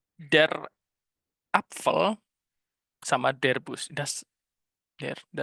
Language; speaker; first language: German; non-native, fluent; Indonesian